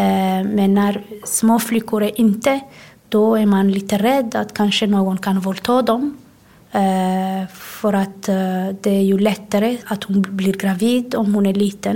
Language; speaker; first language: Swedish; non-native, fluent; Somali